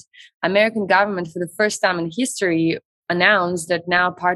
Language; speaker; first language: English; non-native, fluent; Russian